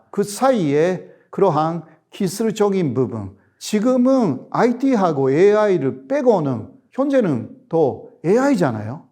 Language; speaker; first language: Korean; non-native, fluent; Japanese